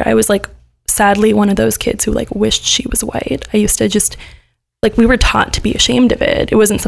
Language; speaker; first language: English; early bilingual, other home language; Gujarati